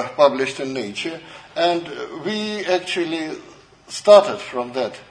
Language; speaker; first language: English; non-native, fluent; Russian